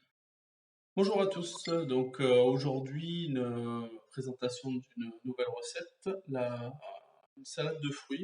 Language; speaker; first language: French; native; French